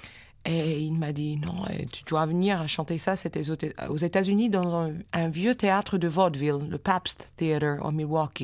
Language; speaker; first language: French; non-native, fluent; English